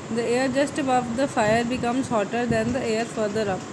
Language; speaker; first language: English; non-native, local second language; Punjabi